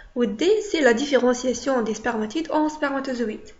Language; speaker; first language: French; non-native, local second language; Arabic